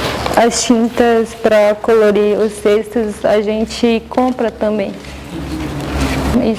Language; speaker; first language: Portuguese; non-native, local second language; Guarani